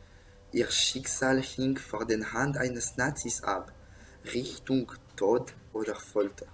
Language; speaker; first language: German; non-native, learner; French